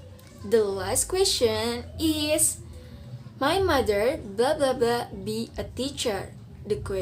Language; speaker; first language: English; non-native, learner; Indonesian